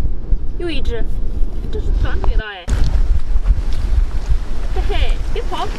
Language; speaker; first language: Chinese; native; Chinese